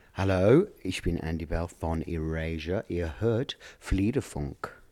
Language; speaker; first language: German; non-native, learner; English